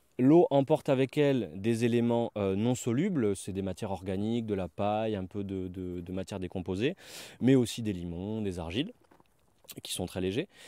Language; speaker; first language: French; native; French